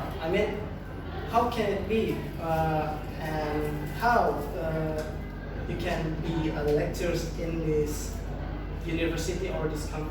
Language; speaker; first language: English; non-native, learner; Indonesian